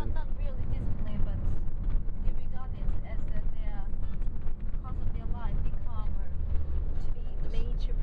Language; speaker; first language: English; non-native, fluent; Korean